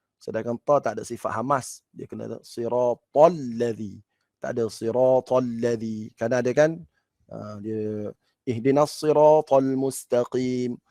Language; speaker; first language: Malay; native; Malay